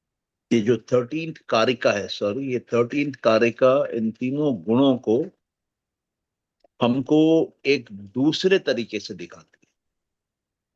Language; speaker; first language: Hindi; native; Hindi